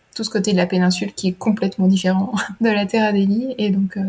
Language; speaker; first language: French; native; French